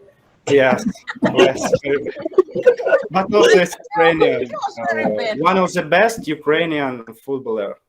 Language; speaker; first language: English; non-native, learner; Ukrainian